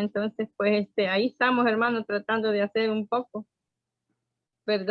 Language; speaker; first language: Spanish; native; Spanish